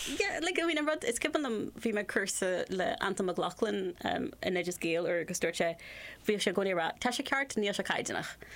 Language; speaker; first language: Irish; non-native, local second language; English